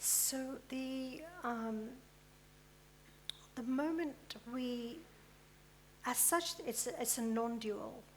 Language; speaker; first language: English; early bilingual, other home language; Gujarati